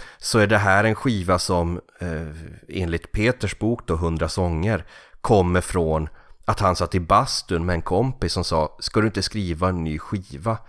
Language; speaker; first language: Swedish; native; Swedish